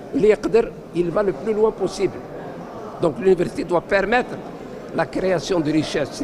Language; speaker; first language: French; non-native, local second language; Arabic